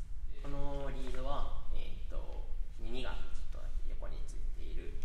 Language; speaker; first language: Japanese; native; Japanese